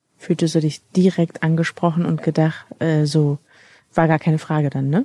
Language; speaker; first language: German; native; German